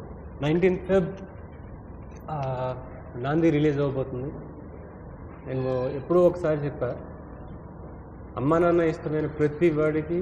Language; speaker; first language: Telugu; native; Telugu